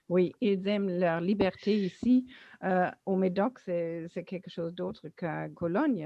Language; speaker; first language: French; non-native, fluent; German